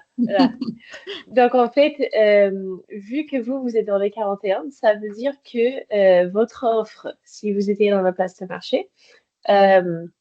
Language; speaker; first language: French; native; French